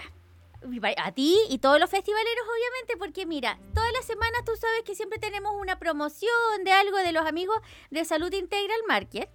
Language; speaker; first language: Spanish; native; Spanish